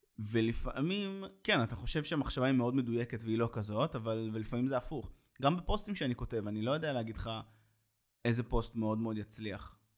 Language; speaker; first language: Hebrew; native; Hebrew